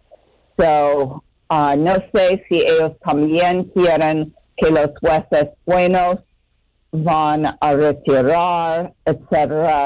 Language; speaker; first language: Spanish; non-native, learner; English